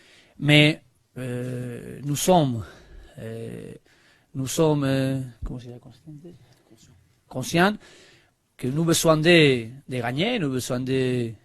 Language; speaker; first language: French; non-native, learner; Spanish